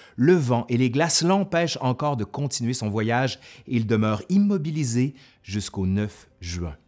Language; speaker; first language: French; native; French